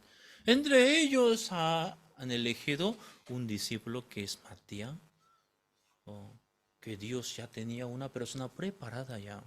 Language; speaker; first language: Spanish; non-native, fluent; Korean